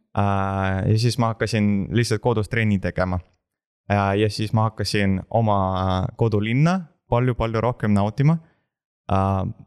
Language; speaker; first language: Estonian; non-native, local second language; Russian